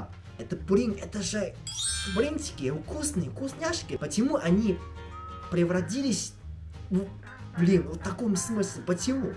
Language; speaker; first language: Russian; non-native, fluent; Chinese